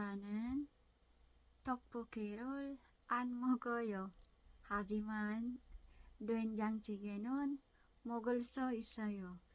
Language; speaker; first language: Korean; non-native, learner; Filipino